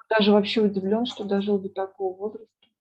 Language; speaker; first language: Russian; native; Russian